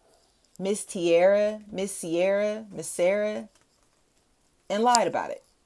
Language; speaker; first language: English; native; English